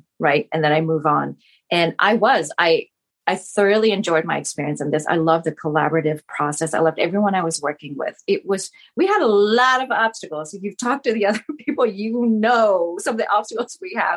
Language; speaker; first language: English; non-native, fluent; Vietnamese